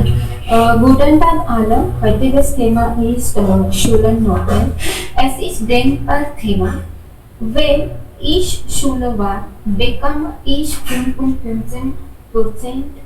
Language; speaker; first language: German; non-native, learner; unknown